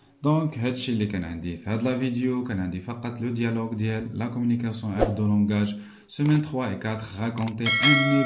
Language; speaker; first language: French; non-native, local second language; Arabic